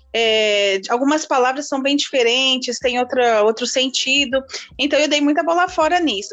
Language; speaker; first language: Portuguese; native; Portuguese